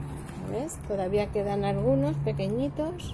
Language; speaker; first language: Spanish; native; Spanish